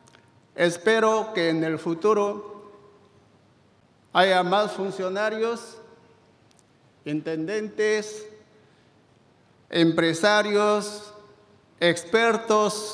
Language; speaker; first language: Spanish; non-native, fluent; Chinese